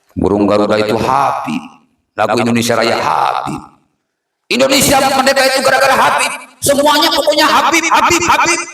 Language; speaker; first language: Indonesian; non-native, local second language; Sundanese